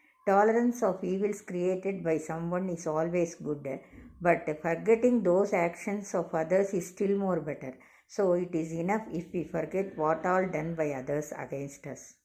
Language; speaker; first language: English; non-native, local second language; Tamil